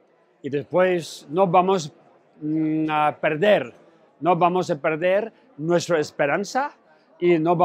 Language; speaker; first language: Spanish; non-native, learner; Tibetan